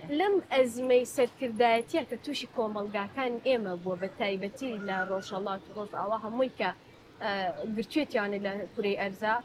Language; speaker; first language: Central Kurdish; native; Central Kurdish